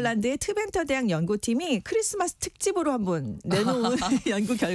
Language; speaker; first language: Korean; native; Korean